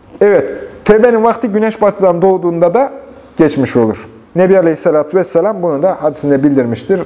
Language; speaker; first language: Turkish; native; Turkish